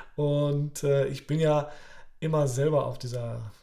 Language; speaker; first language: German; early bilingual, other home language; Polish